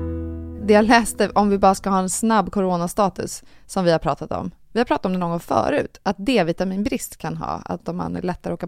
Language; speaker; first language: Swedish; native; Swedish